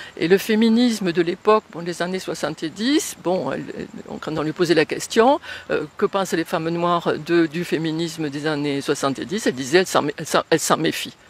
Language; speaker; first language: French; native; French